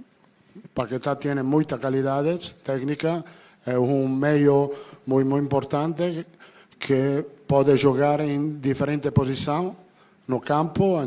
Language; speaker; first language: Portuguese; non-native, fluent; Italian